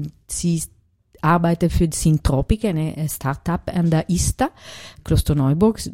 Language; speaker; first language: German; non-native, learner; Italian